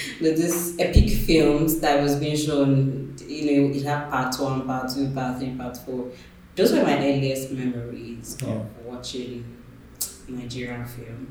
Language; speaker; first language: English; non-native, local second language; Yoruba